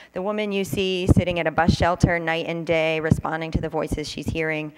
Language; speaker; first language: English; native; English